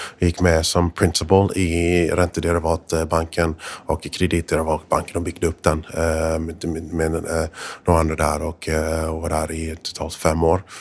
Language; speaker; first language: Swedish; non-native, fluent; English